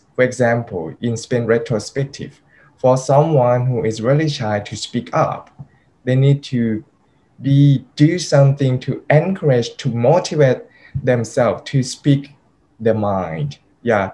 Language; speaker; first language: English; non-native, fluent; Thai